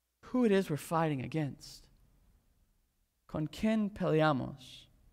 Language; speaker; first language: Spanish; non-native, fluent; English